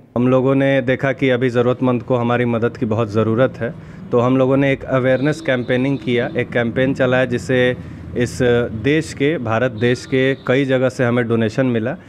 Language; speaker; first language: Hindi; native; Hindi